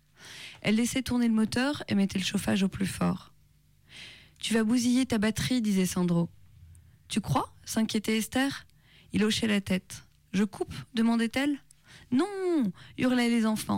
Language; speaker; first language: French; native; French